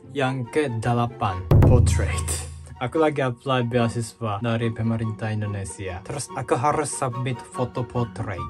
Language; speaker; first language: Indonesian; non-native, fluent; Japanese